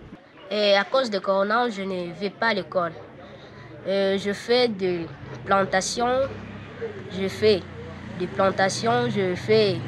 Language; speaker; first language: French; non-native, local second language; Swahili